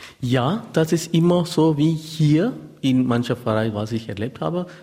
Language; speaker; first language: German; non-native, learner; Tamil